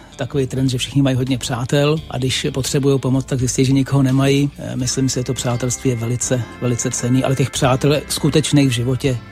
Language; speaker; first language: Czech; native; Czech